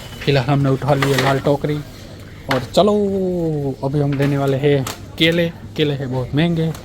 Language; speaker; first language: Hindi; non-native, local second language; Gujarati